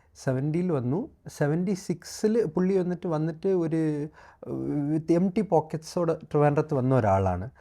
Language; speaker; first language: Malayalam; non-native, local second language; Tamil